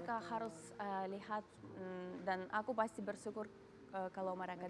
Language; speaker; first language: Indonesian; non-native, learner; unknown